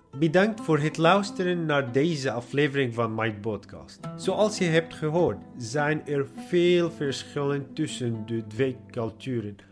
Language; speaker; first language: Dutch; non-native, learner; Arabic